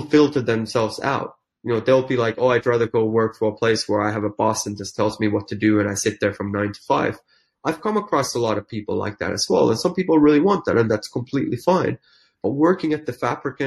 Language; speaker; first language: English; non-native, fluent; Finnish